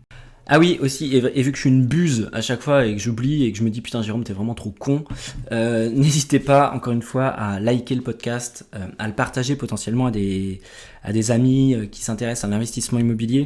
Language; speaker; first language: French; native; French